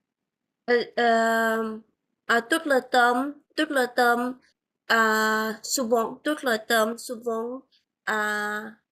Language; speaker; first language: French; non-native, learner; Vietnamese